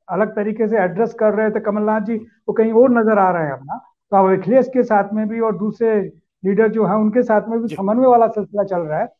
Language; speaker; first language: Hindi; native; Hindi